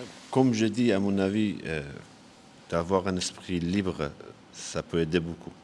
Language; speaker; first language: French; non-native, fluent; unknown